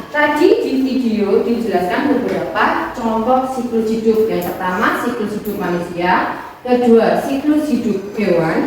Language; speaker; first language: Malay; native; Malay